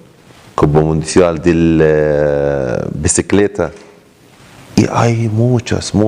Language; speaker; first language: Spanish; non-native, learner; Arabic